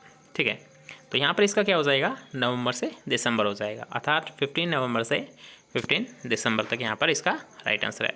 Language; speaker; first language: Hindi; native; Hindi